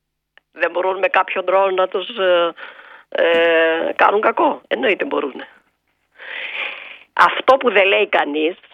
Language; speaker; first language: Greek; native; Greek